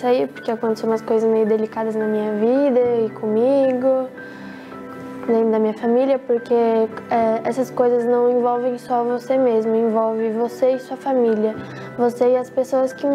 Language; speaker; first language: Portuguese; native; Portuguese